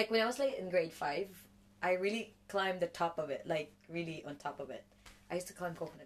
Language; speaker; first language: English; non-native, local second language; Cebuano